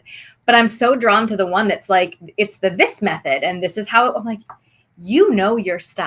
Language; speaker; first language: English; native; English